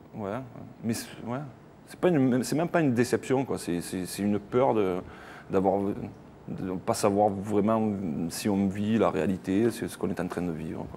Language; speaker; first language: French; native; French